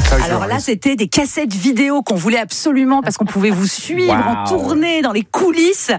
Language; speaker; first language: French; native; French